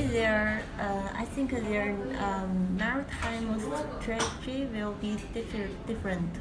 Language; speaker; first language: English; non-native, learner; Chinese